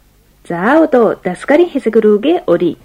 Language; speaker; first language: Mongolian; non-native, fluent; Japanese